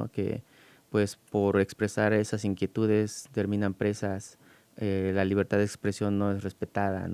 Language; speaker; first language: Spanish; native; Spanish